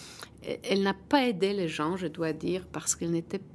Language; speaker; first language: French; non-native, fluent; Polish